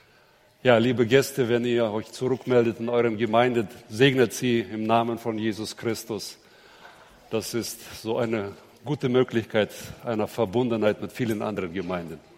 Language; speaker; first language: German; native; German